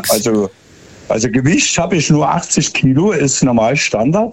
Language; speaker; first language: German; native; German